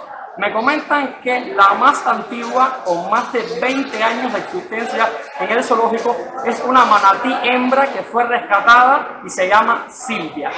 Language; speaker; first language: Spanish; native; Spanish